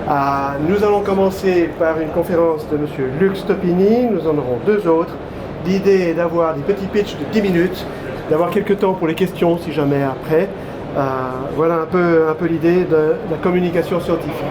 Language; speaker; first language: French; native; French